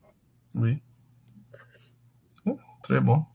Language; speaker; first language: French; non-native, learner; English